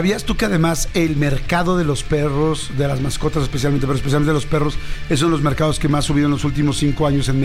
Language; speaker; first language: Spanish; native; Spanish